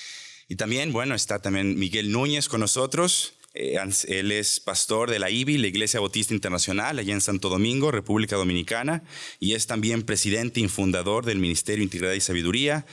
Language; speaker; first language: Spanish; native; Spanish